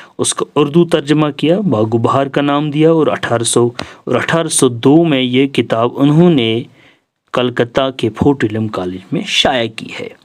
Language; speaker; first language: Urdu; non-native, local second language; Kashmiri